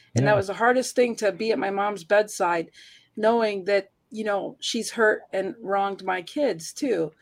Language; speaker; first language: English; early bilingual, heritage; Spanish